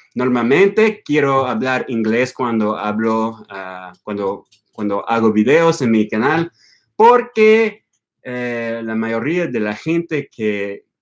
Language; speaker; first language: Spanish; non-native, fluent; English